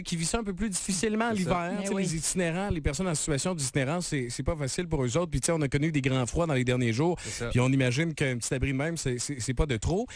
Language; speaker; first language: French; native; French